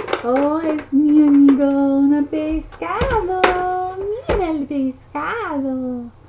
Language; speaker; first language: Spanish; non-native, learner; English